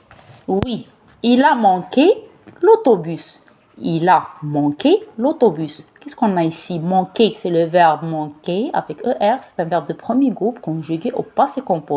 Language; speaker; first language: French; non-native, local second language; Arabic